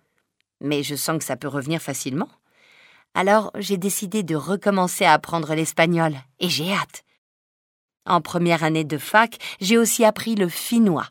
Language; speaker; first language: French; native; French